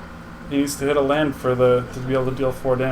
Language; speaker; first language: English; native; English